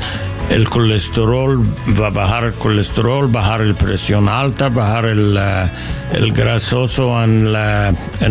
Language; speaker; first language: Spanish; non-native, learner; English